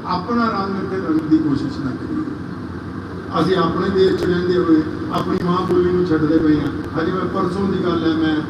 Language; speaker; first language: Punjabi; non-native, local second language; Urdu